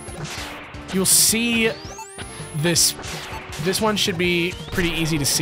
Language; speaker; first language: English; native; English